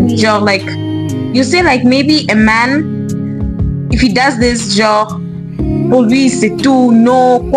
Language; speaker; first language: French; non-native, learner; English